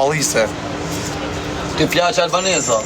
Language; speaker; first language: Italian; non-native, learner; Albanian